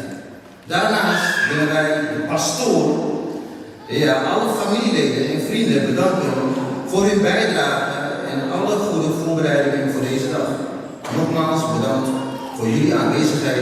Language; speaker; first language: Dutch; early bilingual, other home language; Tamil